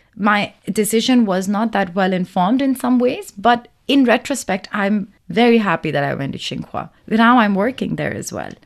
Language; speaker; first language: English; non-native, local second language; Urdu